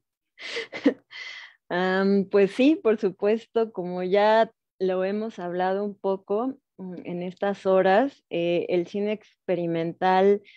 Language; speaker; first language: Spanish; native; Spanish